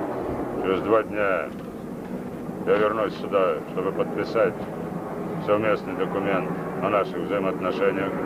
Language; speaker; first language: Russian; native; Russian